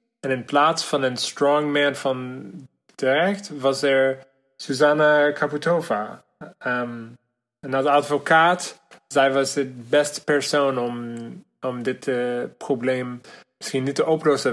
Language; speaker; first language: Dutch; non-native, learner; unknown